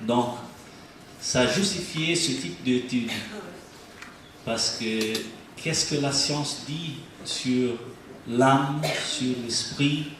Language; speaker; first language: French; non-native, learner; Portuguese